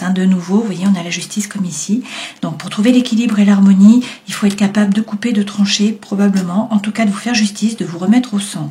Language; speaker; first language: French; native; French